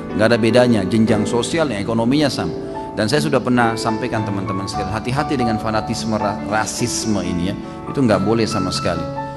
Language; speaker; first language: Indonesian; native; Indonesian